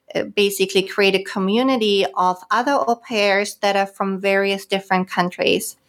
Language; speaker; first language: English; non-native, fluent; German